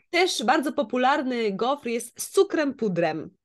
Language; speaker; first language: Polish; native; Polish